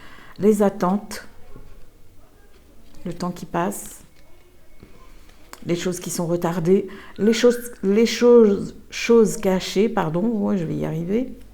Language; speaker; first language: French; native; French